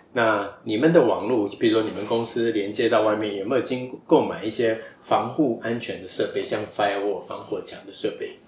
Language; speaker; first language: Chinese; native; Chinese